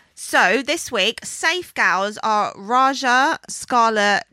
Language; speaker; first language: English; native; English